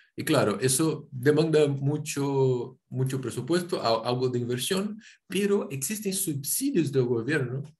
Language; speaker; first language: Spanish; non-native, fluent; Portuguese